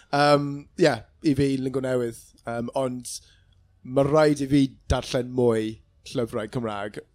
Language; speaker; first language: Welsh; non-native, local second language; English